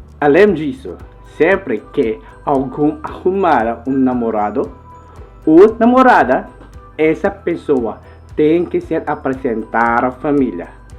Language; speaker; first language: Portuguese; non-native, learner; Filipino